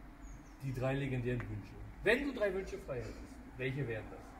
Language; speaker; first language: German; native; German